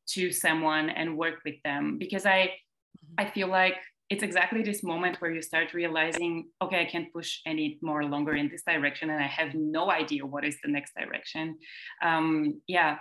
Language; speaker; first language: English; non-native, fluent; Bulgarian